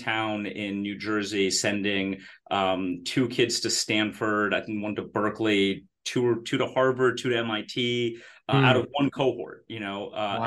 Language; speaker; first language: English; native; English